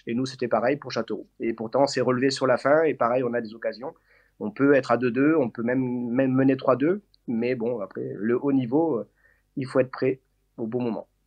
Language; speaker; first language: French; native; French